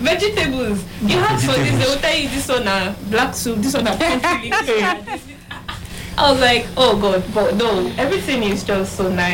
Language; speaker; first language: English; non-native, local second language; Yoruba